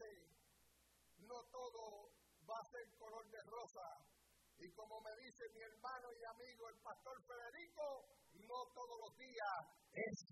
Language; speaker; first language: Spanish; early bilingual, heritage; Spanish